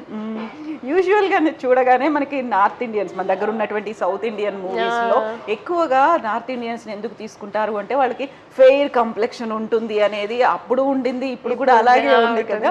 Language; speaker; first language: Telugu; native; Telugu